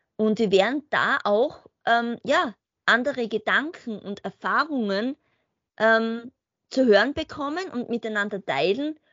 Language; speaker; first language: German; native; German